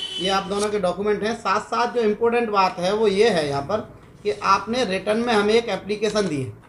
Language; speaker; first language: Hindi; native; Hindi